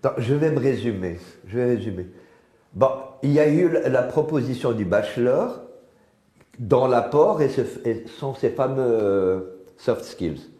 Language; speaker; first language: French; non-native, local second language; Arabic